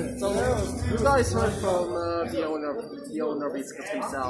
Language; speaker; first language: English; non-native, fluent; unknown